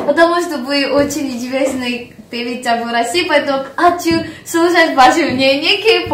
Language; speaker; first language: Russian; non-native, learner; Korean